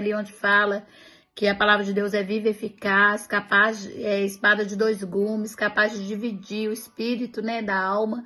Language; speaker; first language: Portuguese; native; Portuguese